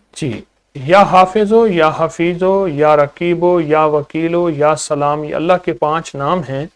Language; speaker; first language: Urdu; native; Urdu